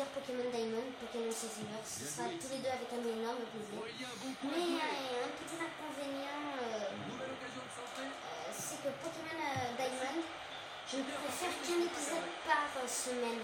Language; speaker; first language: French; native; French